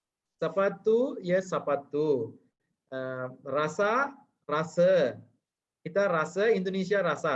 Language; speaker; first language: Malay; non-native, learner; Sinhala